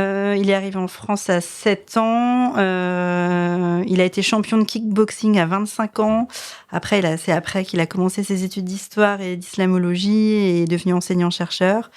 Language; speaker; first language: French; native; French